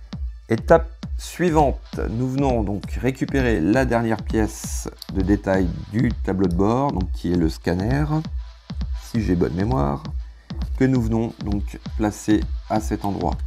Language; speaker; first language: French; native; French